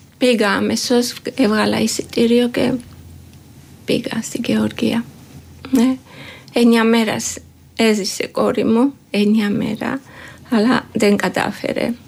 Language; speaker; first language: Greek; non-native, learner; Georgian